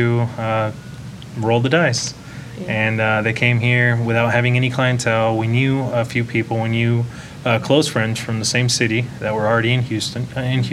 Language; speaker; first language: English; non-native, fluent; Spanish